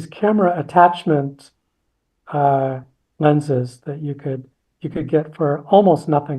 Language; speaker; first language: English; native; English